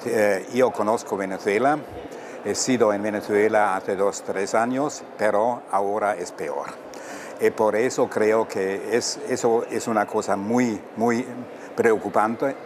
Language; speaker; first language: Spanish; non-native, fluent; German